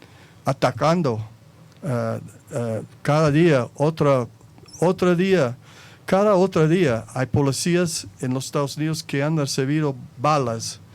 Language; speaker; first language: Spanish; non-native, fluent; English